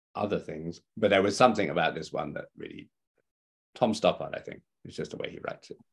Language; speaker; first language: English; native; English